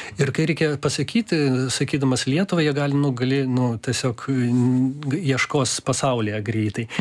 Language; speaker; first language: Lithuanian; non-native, local second language; Russian